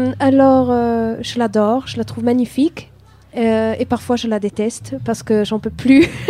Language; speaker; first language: French; non-native, fluent; Swedish